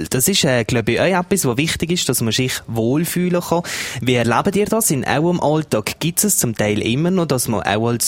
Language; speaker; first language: German; native; German